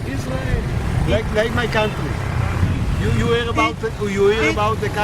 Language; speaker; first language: English; non-native, learner; Hebrew